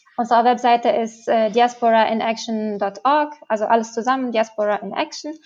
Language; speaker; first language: German; non-native, fluent; Arabic